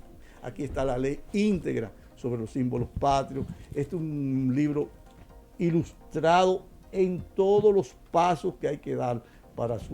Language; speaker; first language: Spanish; native; Spanish